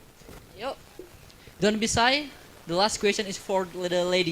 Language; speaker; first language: English; non-native, fluent; Indonesian